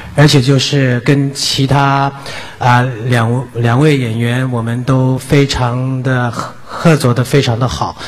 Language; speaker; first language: Chinese; non-native, fluent; Cantonese